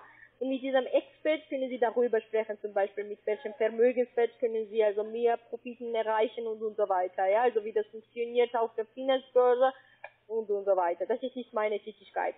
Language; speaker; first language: German; non-native, learner; Spanish